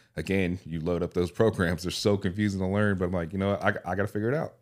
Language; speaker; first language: English; native; English